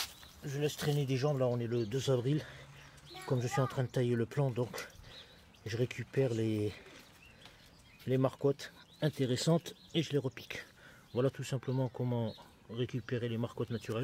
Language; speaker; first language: French; native; French